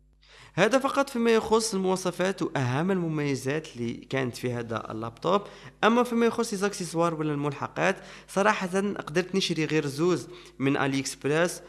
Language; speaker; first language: Arabic; native; Arabic